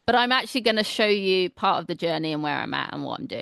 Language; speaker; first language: English; native; English